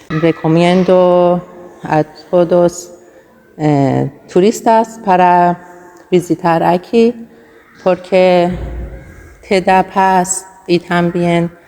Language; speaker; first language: Spanish; non-native, learner; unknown